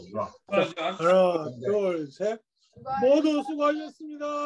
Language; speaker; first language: Korean; native; Korean